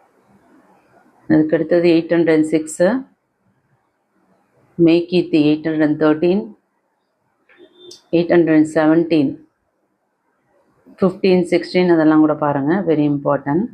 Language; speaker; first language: Tamil; native; Tamil